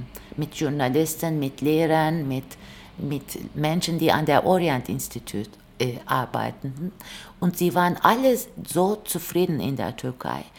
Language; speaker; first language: German; non-native, fluent; Turkish